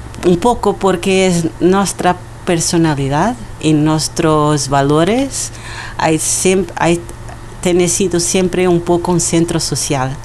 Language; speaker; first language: Spanish; non-native, learner; Portuguese